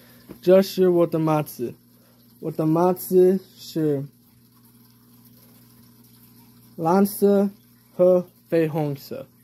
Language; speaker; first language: Chinese; non-native, learner; English